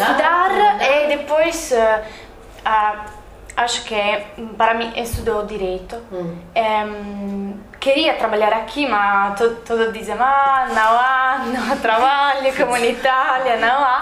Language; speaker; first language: Portuguese; non-native, learner; Italian